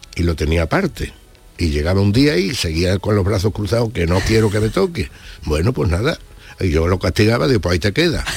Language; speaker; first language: Spanish; native; Spanish